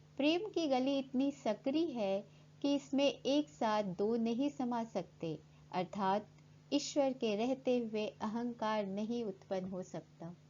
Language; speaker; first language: Hindi; native; Hindi